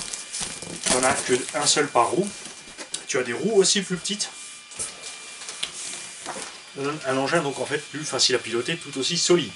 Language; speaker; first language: French; native; French